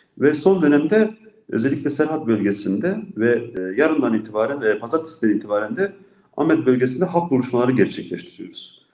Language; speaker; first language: Turkish; non-native, local second language; Kurdish